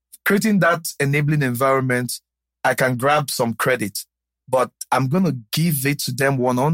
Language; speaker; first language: English; non-native, local second language; Yoruba